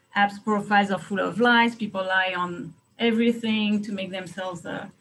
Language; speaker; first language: English; non-native, fluent; French